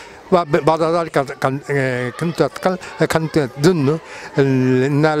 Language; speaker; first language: Arabic; non-native, learner; Japanese